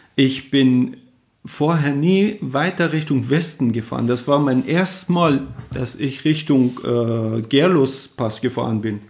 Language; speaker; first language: German; non-native, fluent; Persian